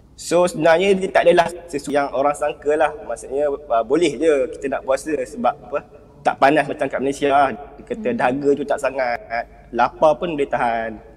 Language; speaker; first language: Malay; native; Malay